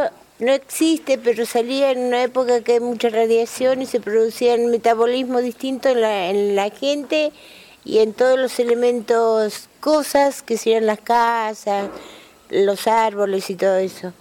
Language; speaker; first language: Spanish; native; Spanish